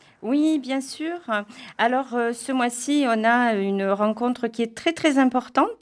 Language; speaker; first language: French; native; French